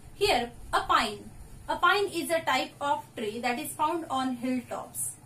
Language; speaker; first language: English; non-native, local second language; Marathi